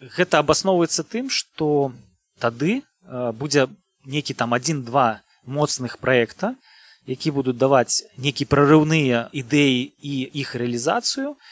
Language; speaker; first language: Belarusian; native; Belarusian